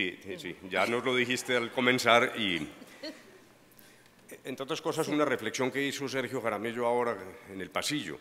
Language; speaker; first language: Spanish; native; Spanish